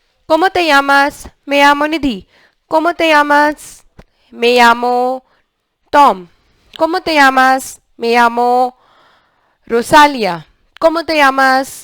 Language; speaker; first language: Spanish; non-native, learner; English